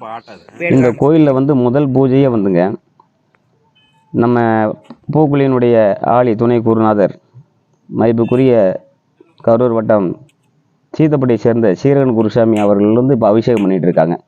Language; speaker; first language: Tamil; native; Tamil